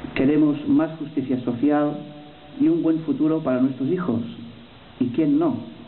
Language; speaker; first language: Spanish; non-native, local second language; Catalan